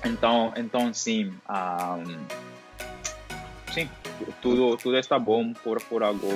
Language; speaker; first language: Portuguese; non-native, learner; Spanish